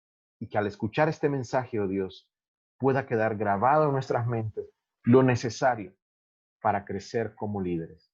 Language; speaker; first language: Spanish; native; Spanish